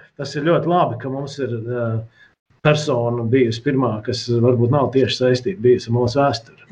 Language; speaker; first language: Latvian; native; Latvian